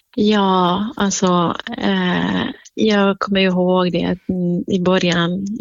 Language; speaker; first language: Swedish; non-native, fluent; Kurdish